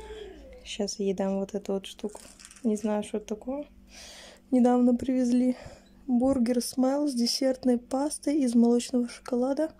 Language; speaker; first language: Russian; native; Russian